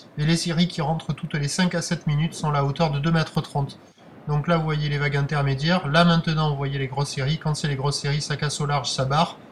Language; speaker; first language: French; native; French